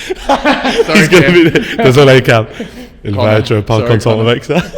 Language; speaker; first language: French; non-native, fluent; English